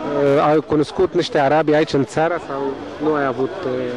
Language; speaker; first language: Romanian; non-native, learner; Arabic